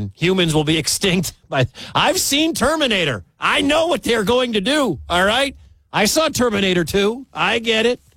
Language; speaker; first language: English; native; English